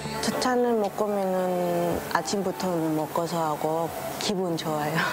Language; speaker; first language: Korean; non-native, learner; Vietnamese